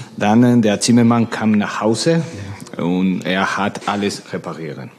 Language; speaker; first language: German; non-native, learner; Spanish